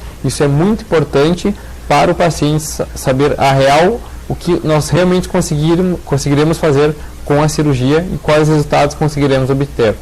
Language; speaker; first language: Portuguese; native; Portuguese